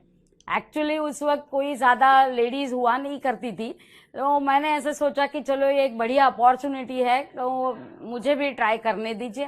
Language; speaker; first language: Hindi; non-native, local second language; Marathi